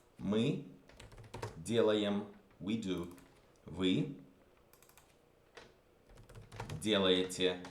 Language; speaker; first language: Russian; non-native, fluent; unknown